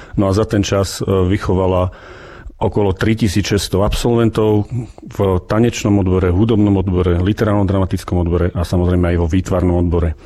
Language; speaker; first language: Slovak; native; Slovak